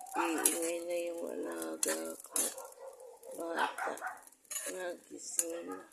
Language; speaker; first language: Filipino; non-native, local second language; Bikol